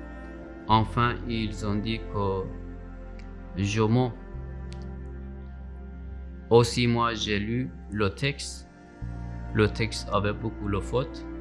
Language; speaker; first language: French; non-native, learner; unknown